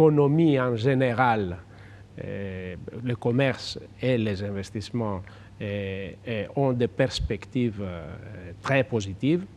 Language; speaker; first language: French; non-native, fluent; Greek